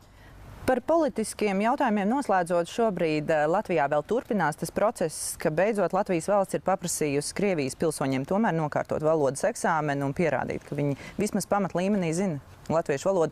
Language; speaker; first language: Latvian; native; Latvian